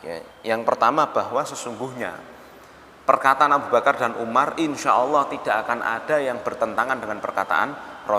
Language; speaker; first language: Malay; non-native, local second language; Javanese